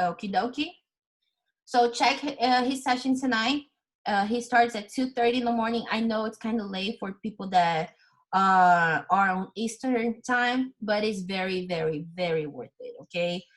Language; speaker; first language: English; non-native, fluent; Portuguese